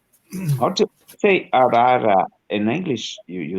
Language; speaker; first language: English; non-native, learner; Portuguese